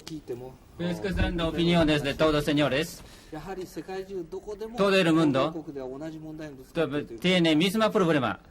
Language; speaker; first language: Spanish; non-native, learner; Japanese